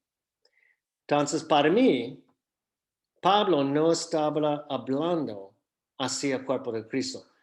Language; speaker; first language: Spanish; non-native, fluent; English